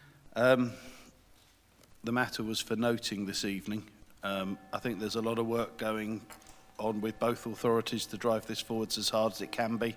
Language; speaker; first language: English; native; English